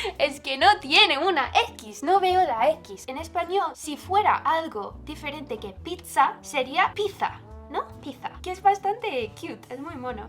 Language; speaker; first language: Spanish; non-native, fluent; English